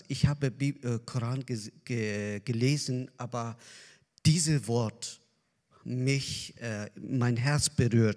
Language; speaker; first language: German; non-native, learner; Azerbaijani